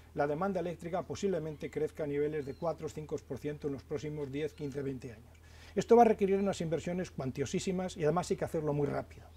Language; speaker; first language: Spanish; native; Spanish